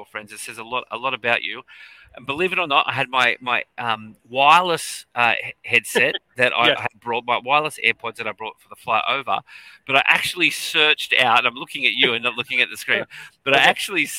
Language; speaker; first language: English; native; English